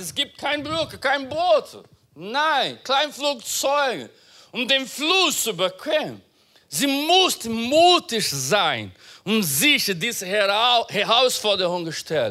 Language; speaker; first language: German; non-native, fluent; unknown